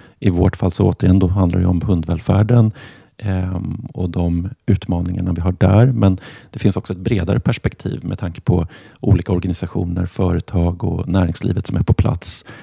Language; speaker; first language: Swedish; native; Swedish